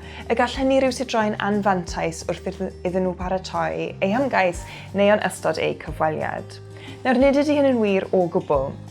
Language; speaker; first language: Welsh; native; Welsh